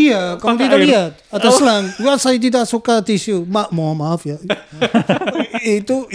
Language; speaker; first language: Indonesian; non-native, learner; German